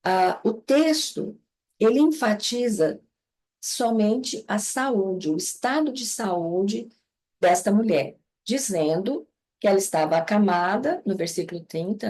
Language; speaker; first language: Portuguese; native; Portuguese